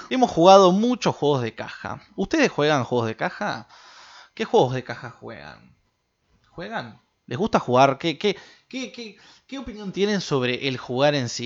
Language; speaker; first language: Spanish; native; Spanish